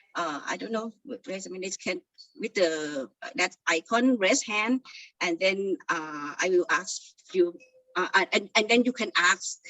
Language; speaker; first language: English; non-native, fluent; Thai